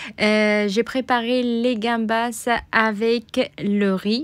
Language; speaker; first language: French; non-native, local second language; Arabic